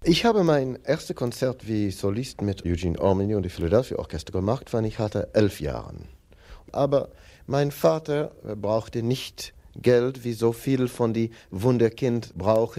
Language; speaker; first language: German; non-native, learner; English